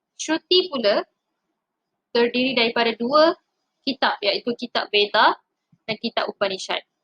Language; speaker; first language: Malay; non-native, local second language; Tamil